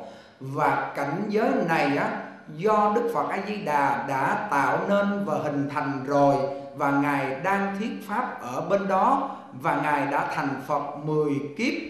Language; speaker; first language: Vietnamese; native; Vietnamese